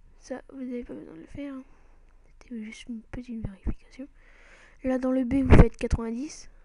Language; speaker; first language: French; native; French